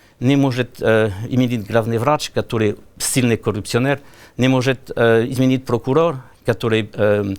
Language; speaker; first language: Russian; non-native, learner; French